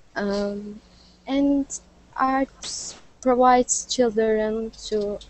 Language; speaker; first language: English; non-native, fluent; Vietnamese